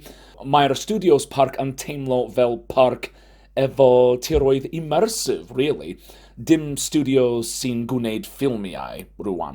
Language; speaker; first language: Welsh; non-native, fluent; English